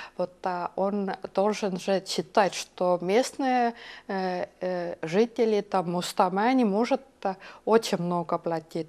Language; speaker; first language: Russian; non-native, local second language; Estonian